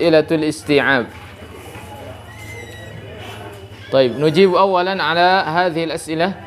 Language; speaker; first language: Arabic; non-native, fluent; Indonesian